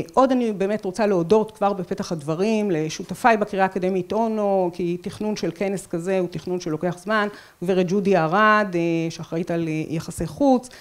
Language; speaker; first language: Hebrew; native; Hebrew